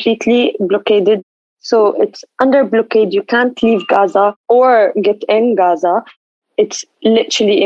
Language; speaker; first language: English; non-native, fluent; Arabic